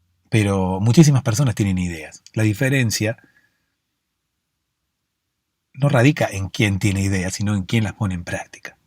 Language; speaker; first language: Spanish; native; Spanish